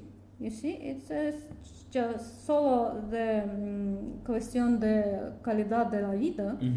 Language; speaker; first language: Spanish; non-native, learner; Russian